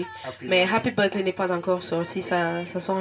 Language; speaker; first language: French; non-native, local second language; English